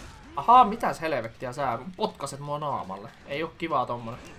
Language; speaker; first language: Finnish; native; Finnish